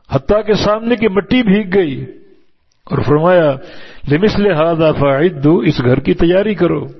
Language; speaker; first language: Urdu; native; Urdu